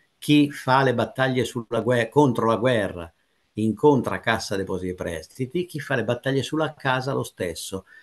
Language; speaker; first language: Italian; native; Italian